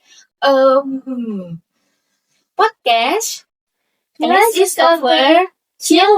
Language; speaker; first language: English; non-native, learner; Indonesian